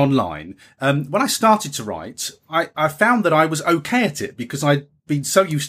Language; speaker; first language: English; native; English